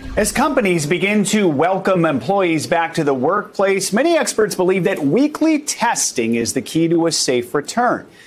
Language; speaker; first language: English; native; English